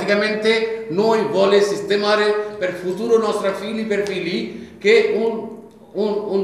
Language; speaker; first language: Italian; non-native, learner; Bangla